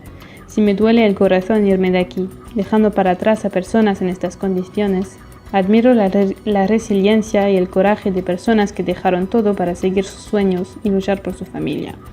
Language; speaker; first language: Spanish; non-native, fluent; Portuguese